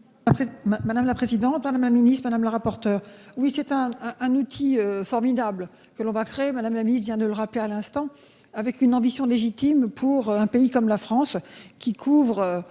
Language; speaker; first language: French; native; French